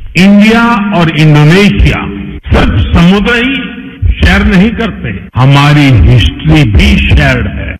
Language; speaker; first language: Hindi; non-native, local second language; Gujarati